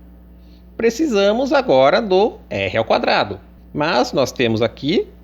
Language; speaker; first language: Portuguese; native; Portuguese